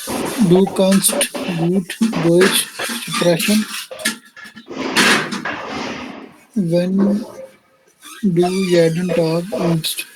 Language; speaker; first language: German; non-native, learner; Urdu